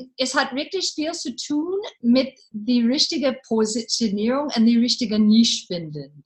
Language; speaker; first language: German; non-native, learner; English